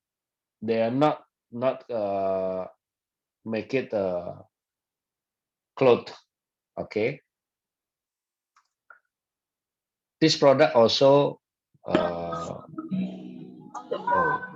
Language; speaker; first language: English; non-native, fluent; Indonesian